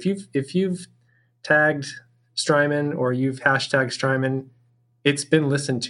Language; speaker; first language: English; native; English